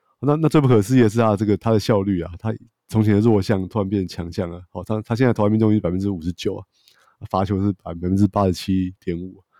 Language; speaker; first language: Chinese; native; Chinese